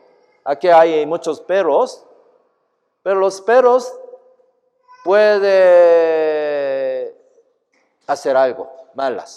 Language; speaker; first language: Spanish; non-native, fluent; Korean